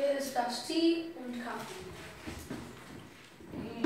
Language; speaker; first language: German; non-native, learner; English